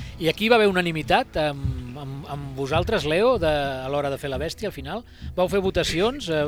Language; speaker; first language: Catalan; native; Catalan